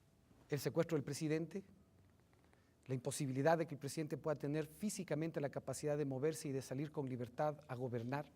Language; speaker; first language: Spanish; native; Spanish